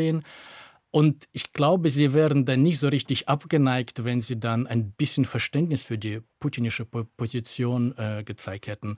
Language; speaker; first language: German; native; German